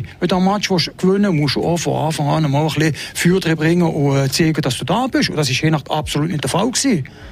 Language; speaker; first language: German; native; German